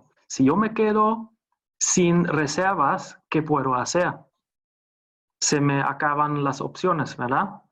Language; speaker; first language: Spanish; non-native, fluent; German